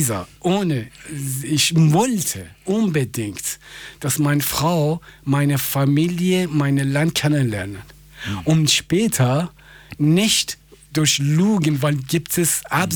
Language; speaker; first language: German; non-native, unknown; Persian